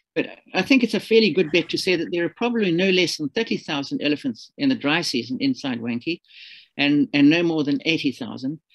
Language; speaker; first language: English; native; English